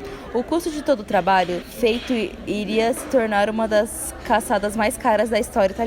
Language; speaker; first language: Portuguese; native; Portuguese